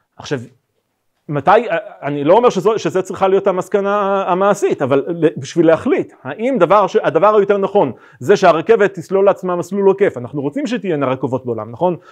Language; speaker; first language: Hebrew; native; Hebrew